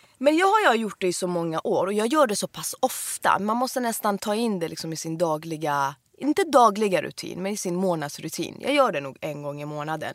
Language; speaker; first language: Swedish; early bilingual, other home language; Persian